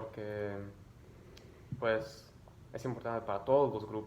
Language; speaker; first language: Spanish; early bilingual, other home language; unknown